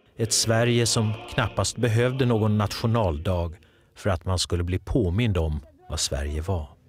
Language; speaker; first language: Swedish; early bilingual, other home language; Polish